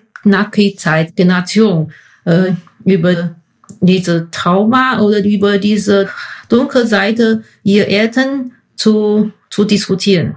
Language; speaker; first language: German; non-native, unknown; Chinese